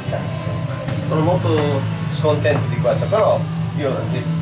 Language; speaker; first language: Italian; non-native, learner; English